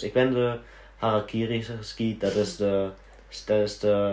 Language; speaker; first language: Dutch; early bilingual, heritage; Dutch